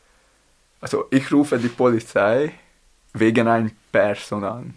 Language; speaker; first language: German; non-native, learner; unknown